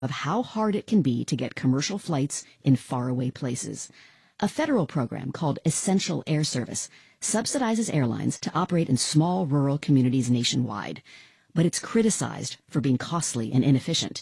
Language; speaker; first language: English; native; English